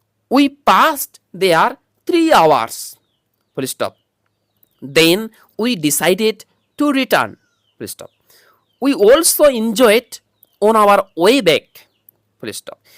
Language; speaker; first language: English; non-native, local second language; Bangla